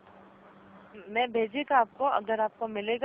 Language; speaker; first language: Hindi; non-native, learner; Malayalam